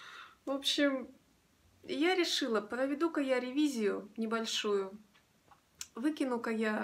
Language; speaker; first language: Russian; native; Russian